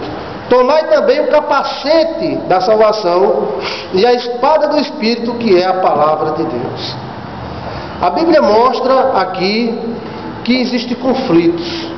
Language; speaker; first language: Portuguese; native; Portuguese